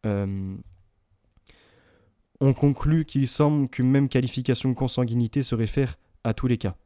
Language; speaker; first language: French; native; French